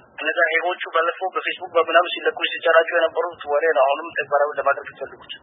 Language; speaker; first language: Amharic; non-native, local second language; Somali